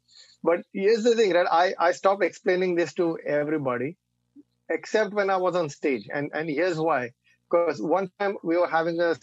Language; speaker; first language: English; non-native, local second language; Marathi